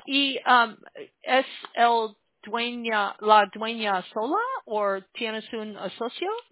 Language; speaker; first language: Spanish; non-native, learner; English